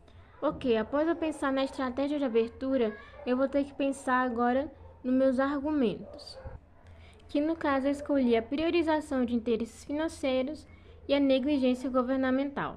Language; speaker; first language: Portuguese; native; Portuguese